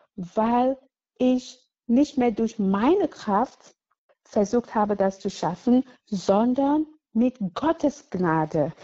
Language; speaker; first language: German; non-native, fluent; English